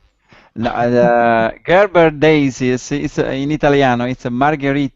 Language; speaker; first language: English; non-native, learner; Italian